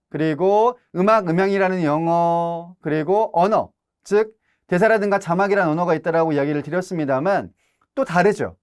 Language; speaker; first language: Korean; native; Korean